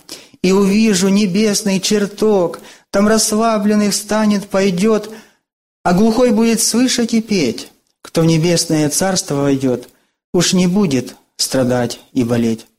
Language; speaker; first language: Russian; native; Russian